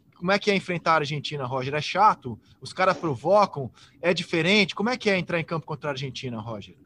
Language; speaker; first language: Portuguese; native; Portuguese